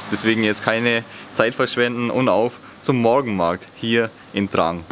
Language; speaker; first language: German; native; German